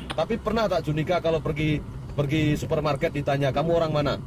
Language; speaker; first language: Malay; non-native, local second language; Javanese